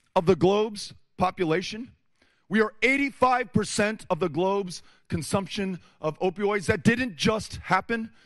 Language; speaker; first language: English; native; English